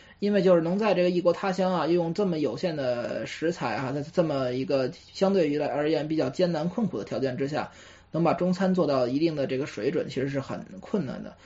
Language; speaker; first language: Chinese; native; Chinese